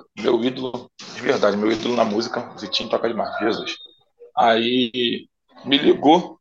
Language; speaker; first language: Portuguese; native; Portuguese